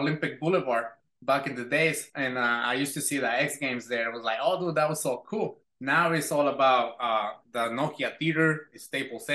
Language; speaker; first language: English; non-native, fluent; Spanish